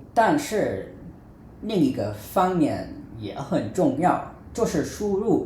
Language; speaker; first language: Chinese; non-native, fluent; English